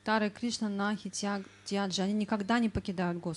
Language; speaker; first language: Russian; native; Russian